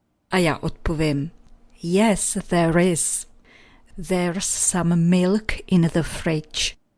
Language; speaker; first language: English; non-native, fluent; Czech